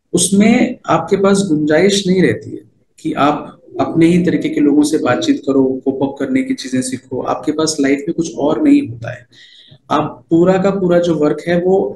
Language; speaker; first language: Hindi; native; Hindi